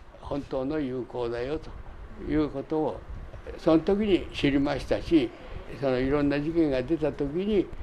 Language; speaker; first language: Japanese; native; Japanese